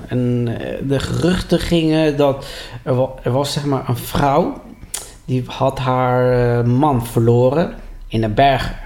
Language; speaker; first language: Dutch; early bilingual, other home language; Spanish